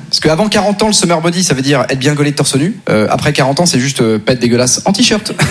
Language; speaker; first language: French; native; French